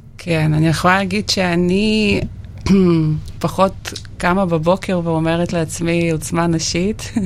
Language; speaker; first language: Hebrew; non-native, fluent; Russian